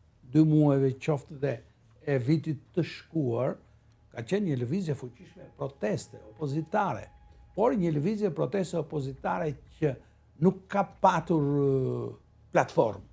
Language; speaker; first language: Albanian; native; Albanian